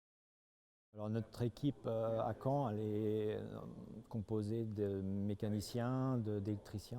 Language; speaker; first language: French; native; French